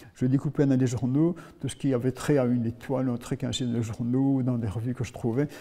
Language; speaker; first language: French; native; French